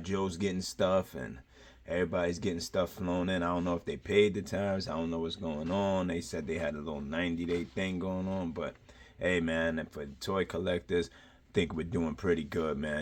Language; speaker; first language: English; native; English